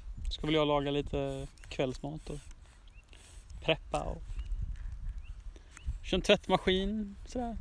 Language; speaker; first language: Swedish; native; Swedish